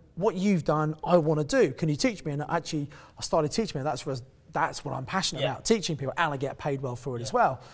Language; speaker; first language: English; native; English